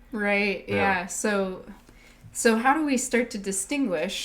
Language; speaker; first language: English; native; English